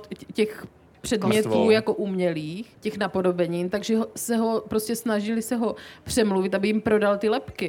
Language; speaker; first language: Czech; native; Czech